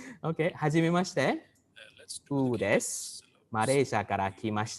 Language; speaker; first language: Japanese; non-native, fluent; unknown